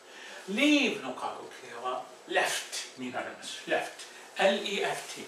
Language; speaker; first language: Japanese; non-native, fluent; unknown